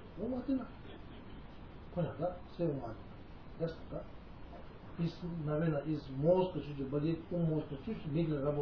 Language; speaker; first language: Russian; non-native, learner; Tibetan